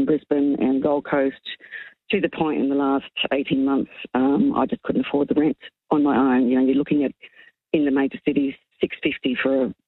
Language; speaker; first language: English; native; English